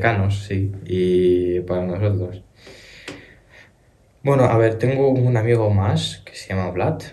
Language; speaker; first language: Spanish; early bilingual, other home language; Ukrainian